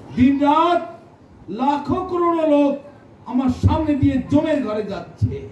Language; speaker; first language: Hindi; non-native, local second language; Bangla